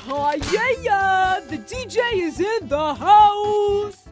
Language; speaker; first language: English; native; English